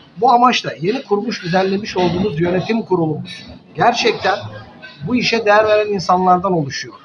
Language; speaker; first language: Turkish; native; Turkish